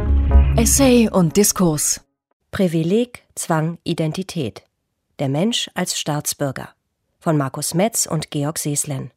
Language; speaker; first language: German; native; German